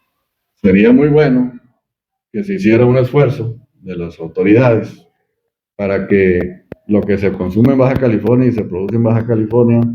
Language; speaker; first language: Spanish; native; Spanish